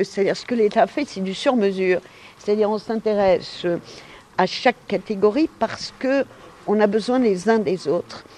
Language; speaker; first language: French; native; French